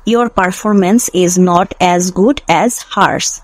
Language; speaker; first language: English; non-native, local second language; Bangla